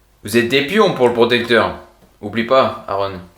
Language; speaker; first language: French; native; French